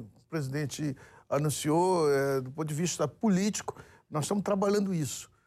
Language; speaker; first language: Portuguese; native; Portuguese